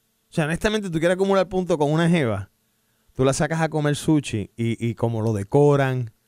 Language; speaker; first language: Spanish; early bilingual, heritage; Spanish